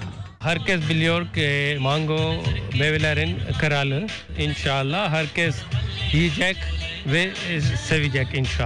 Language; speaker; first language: Turkish; non-native, learner; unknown